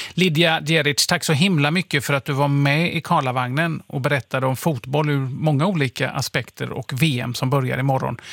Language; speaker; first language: Swedish; native; Swedish